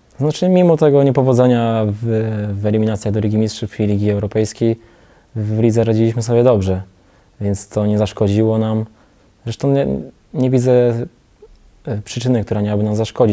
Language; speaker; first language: Polish; native; Polish